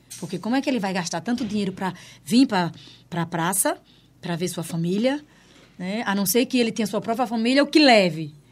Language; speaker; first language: Portuguese; native; Portuguese